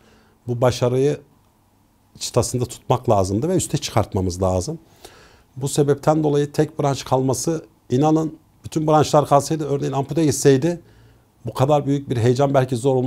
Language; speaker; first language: Turkish; native; Turkish